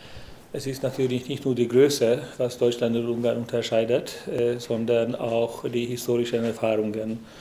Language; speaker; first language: German; non-native, fluent; Hungarian